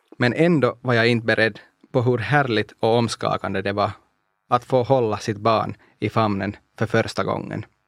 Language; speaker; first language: Swedish; non-native, local second language; Finnish